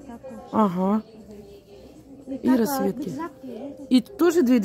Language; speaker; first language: Russian; native; Russian